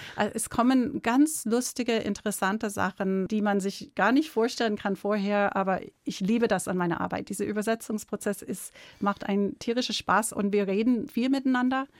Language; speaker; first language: German; non-native, fluent; English